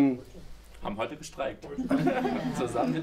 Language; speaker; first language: German; native; German